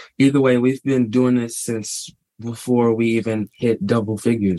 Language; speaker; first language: English; native; English